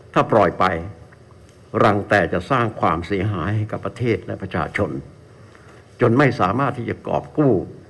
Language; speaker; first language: Thai; native; Thai